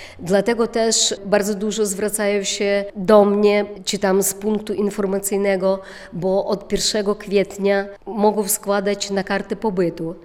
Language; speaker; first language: Polish; non-native, fluent; Ukrainian